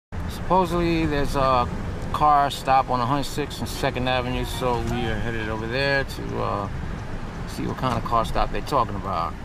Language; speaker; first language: English; native; English